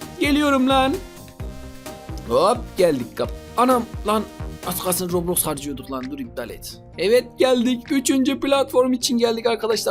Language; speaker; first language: Turkish; native; Turkish